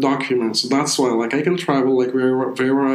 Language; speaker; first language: English; non-native, fluent; Persian